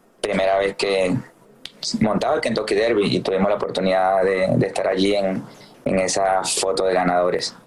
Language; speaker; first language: Spanish; native; Spanish